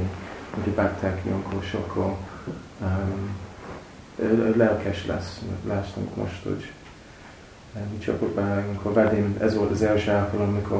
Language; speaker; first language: Hungarian; non-native, learner; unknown